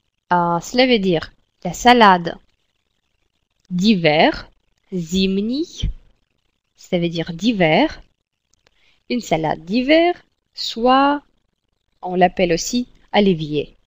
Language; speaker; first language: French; non-native, fluent; Russian